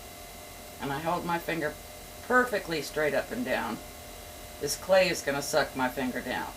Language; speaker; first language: English; native; English